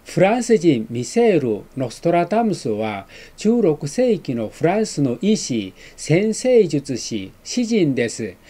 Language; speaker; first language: Japanese; non-native, fluent; Chinese